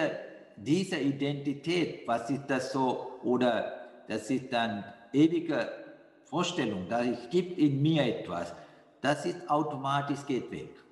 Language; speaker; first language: German; non-native, fluent; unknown